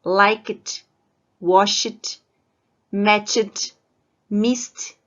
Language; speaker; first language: English; non-native, fluent; Portuguese